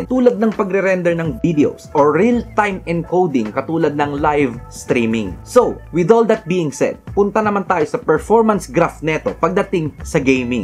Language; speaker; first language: Filipino; native; Filipino